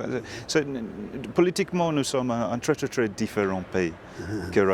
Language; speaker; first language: French; non-native, fluent; English